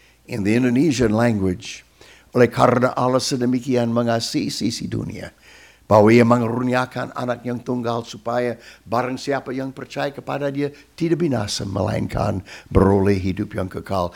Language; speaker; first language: Indonesian; non-native, fluent; English